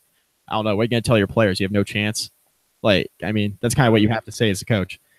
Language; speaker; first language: English; native; English